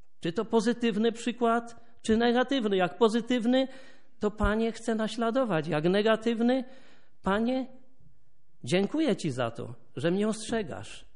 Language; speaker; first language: Polish; native; Polish